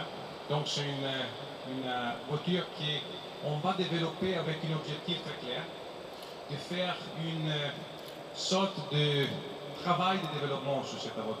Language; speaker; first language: French; non-native, fluent; Italian